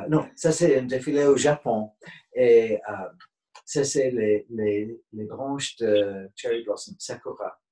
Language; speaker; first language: French; non-native, fluent; English